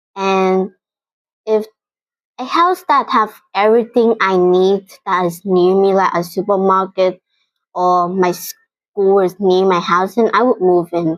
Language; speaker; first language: English; non-native, fluent; Vietnamese